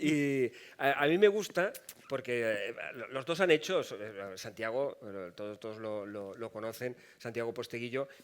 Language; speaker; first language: Spanish; native; Spanish